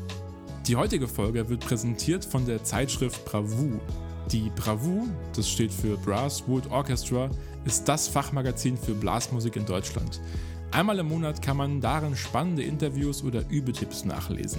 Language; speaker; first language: German; native; German